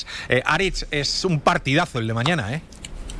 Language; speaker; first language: Spanish; native; Spanish